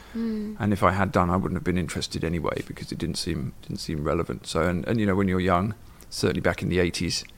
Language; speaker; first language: English; native; English